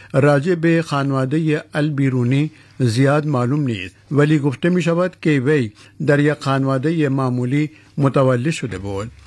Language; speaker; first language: Persian; non-native, fluent; Urdu